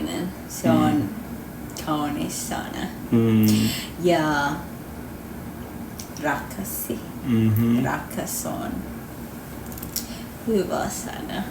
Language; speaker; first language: Finnish; non-native, learner; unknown